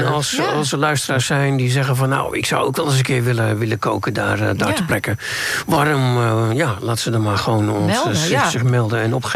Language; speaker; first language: Dutch; native; Dutch